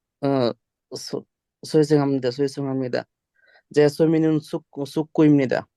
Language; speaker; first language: Korean; non-native, learner; Bangla